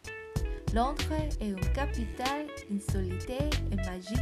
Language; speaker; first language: French; non-native, learner; English